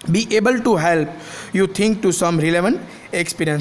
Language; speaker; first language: English; non-native, local second language; Gujarati